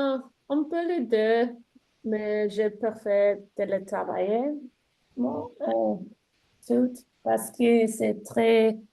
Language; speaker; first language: French; non-native, learner; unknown